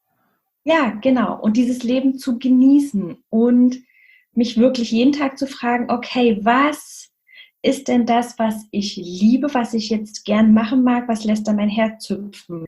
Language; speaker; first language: German; native; German